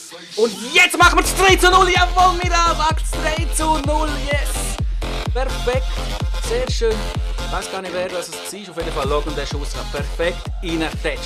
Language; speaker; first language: German; native; German